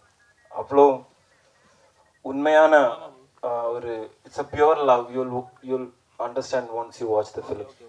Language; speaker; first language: Tamil; non-native, learner; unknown